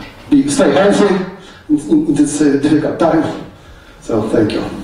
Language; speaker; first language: English; non-native, fluent; Polish